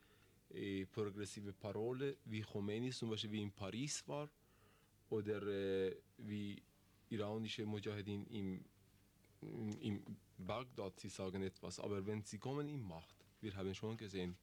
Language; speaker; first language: German; non-native, learner; Persian